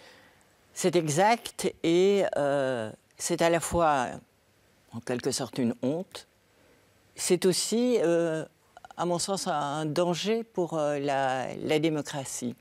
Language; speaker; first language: French; native; French